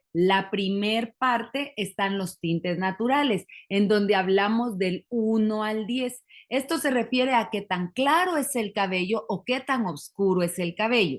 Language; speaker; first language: Spanish; native; Spanish